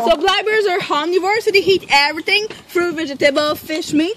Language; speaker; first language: English; non-native, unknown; French